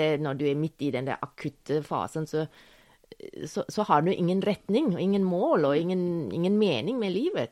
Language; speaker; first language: Norwegian; non-native, fluent; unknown